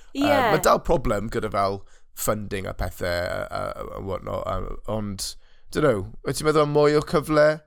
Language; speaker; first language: Welsh; non-native, local second language; English